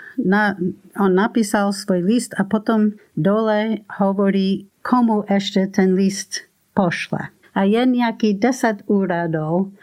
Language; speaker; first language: Slovak; non-native, fluent; English